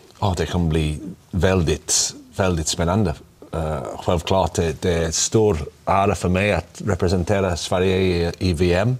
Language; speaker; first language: Swedish; non-native, learner; English